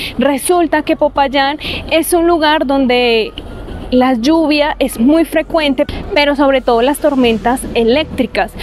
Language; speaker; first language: Spanish; native; Spanish